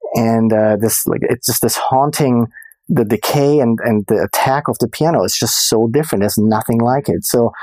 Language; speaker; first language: English; non-native, fluent; German